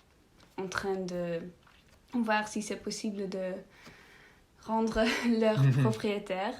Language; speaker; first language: French; non-native, learner; Dutch